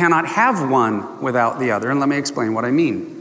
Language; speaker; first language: English; native; English